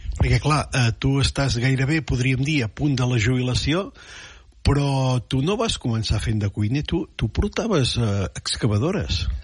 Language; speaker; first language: Catalan; native; Catalan